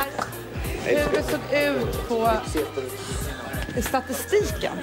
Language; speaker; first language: Swedish; native; Swedish